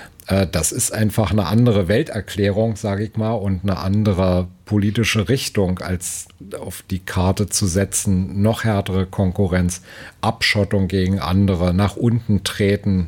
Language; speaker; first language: German; native; German